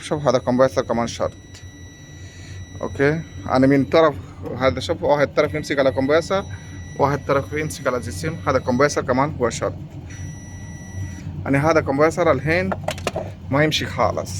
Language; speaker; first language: Arabic; non-native, learner; Bangla